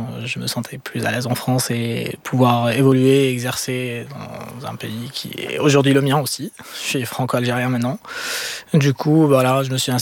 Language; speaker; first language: French; non-native, local second language; Arabic